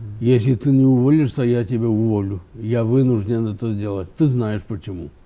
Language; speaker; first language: Russian; native; Russian